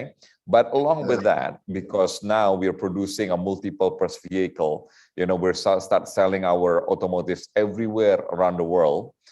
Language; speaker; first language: English; non-native, learner; Indonesian